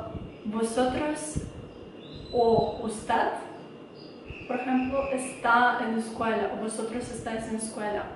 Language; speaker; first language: Spanish; non-native, fluent; Ukrainian